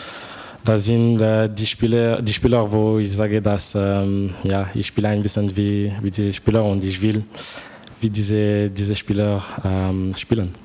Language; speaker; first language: German; non-native, fluent; French